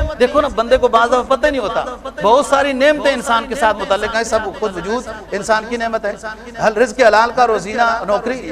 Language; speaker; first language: Urdu; non-native, local second language; Punjabi